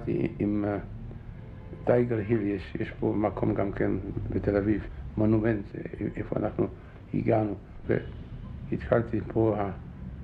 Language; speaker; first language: Hebrew; non-native, fluent; Czech